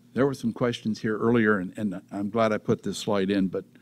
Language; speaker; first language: English; native; English